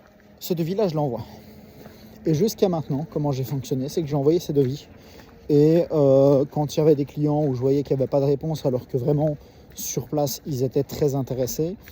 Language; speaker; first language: French; native; French